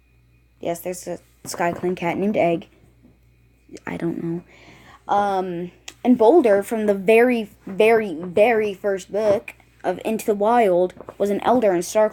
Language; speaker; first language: English; native; English